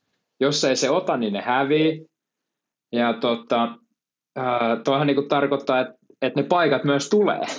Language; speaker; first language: Finnish; native; Finnish